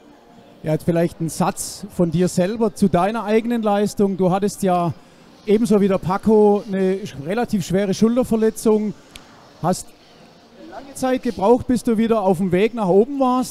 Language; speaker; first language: German; native; German